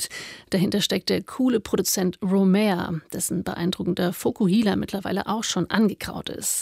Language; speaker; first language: German; native; German